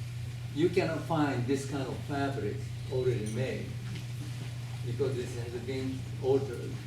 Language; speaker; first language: English; non-native, fluent; Japanese